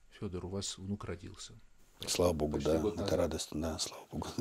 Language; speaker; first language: Russian; native; Russian